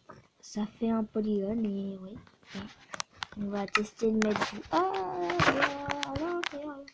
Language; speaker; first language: French; native; French